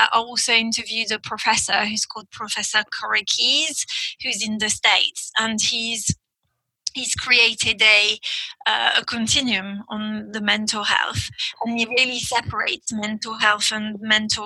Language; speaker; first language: English; non-native, fluent; French